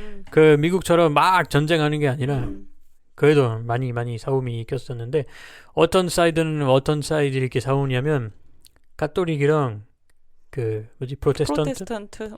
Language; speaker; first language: Korean; non-native, learner; French